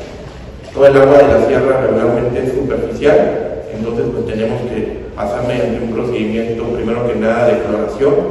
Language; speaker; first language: Spanish; native; Spanish